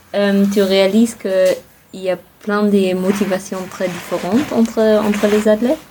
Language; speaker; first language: French; non-native, fluent; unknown